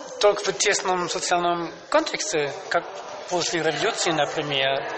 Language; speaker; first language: Russian; non-native, learner; German